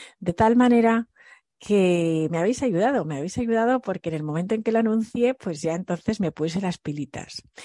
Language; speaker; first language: Spanish; early bilingual, other home language; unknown